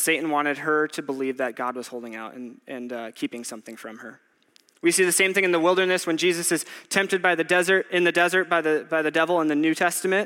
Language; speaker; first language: English; native; English